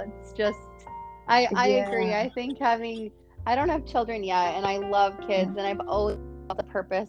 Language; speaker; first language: English; native; English